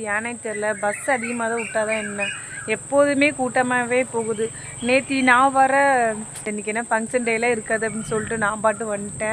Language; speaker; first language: Tamil; native; Tamil